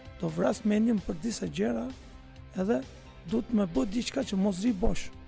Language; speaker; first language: Albanian; non-native, fluent; Turkish